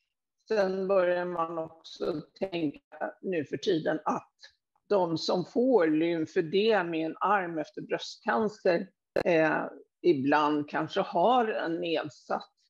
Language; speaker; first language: Swedish; native; Swedish